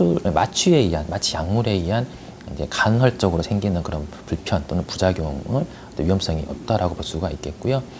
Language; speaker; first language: Korean; native; Korean